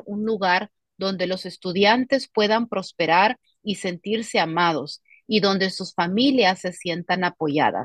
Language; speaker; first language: Spanish; native; Spanish